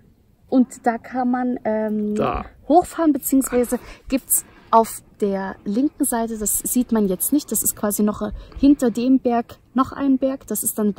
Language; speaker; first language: German; native; German